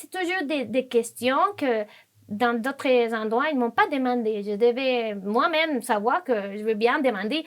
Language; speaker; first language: French; non-native, fluent; Spanish